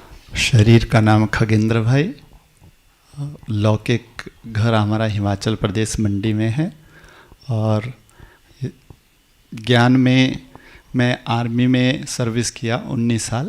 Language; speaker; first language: Hindi; native; Hindi